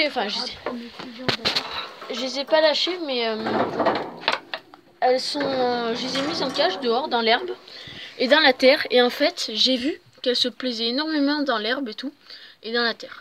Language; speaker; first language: French; native; French